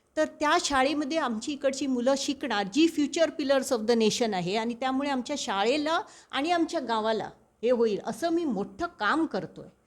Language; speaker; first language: Marathi; non-native, local second language; Konkani